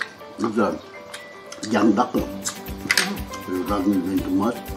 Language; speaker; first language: English; non-native, learner; Vietnamese